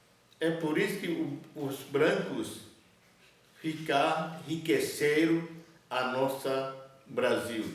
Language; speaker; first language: Portuguese; non-native, local second language; Yanomámi